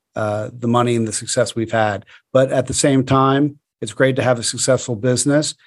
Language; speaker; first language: English; native; English